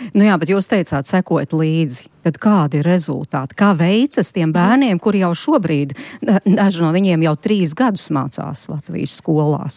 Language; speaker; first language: Latvian; native; Latvian